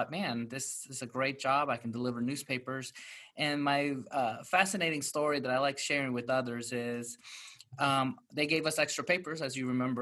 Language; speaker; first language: English; native; English